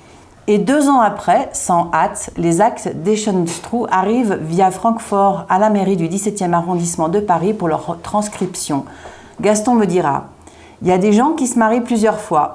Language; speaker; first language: French; native; French